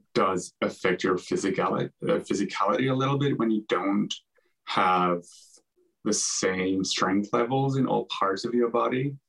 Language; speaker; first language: English; non-native, fluent; Finnish